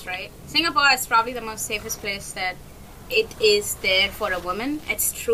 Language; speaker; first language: English; native; English